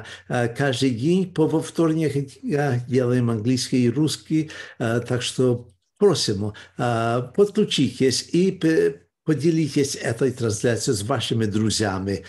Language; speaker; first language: Russian; early bilingual, heritage; Russian